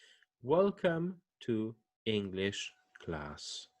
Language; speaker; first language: English; non-native, fluent; Polish